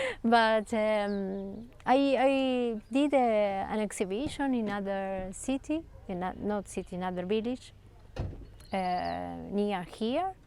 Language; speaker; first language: English; non-native, learner; Spanish